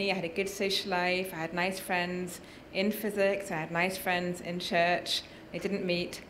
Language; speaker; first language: English; native; English